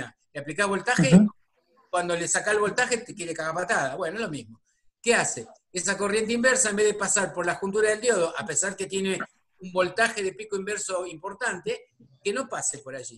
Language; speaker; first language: Spanish; native; Spanish